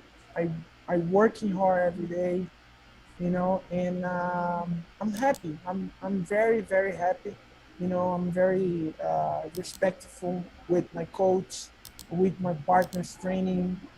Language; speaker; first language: English; non-native, learner; Portuguese